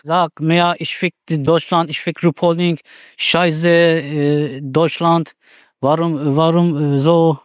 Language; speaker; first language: German; non-native, learner; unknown